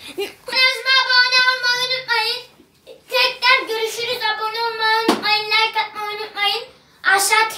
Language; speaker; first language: Turkish; early bilingual, heritage; Turkish